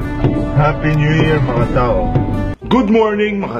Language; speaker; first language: Filipino; non-native, learner; Arabic